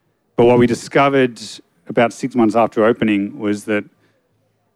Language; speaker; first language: English; native; English